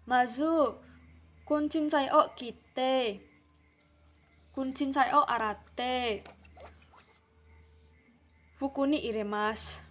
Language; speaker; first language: Japanese; non-native, learner; Indonesian